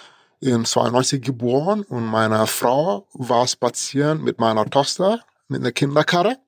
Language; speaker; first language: German; non-native, fluent; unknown